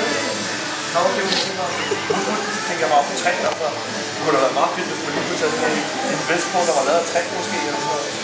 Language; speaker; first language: Danish; non-native, fluent; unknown